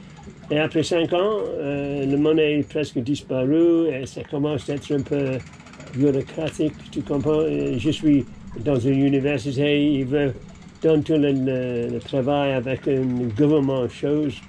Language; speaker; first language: French; non-native, learner; English